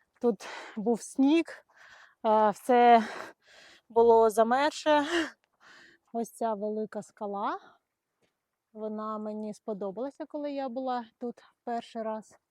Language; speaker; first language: Ukrainian; non-native, local second language; Russian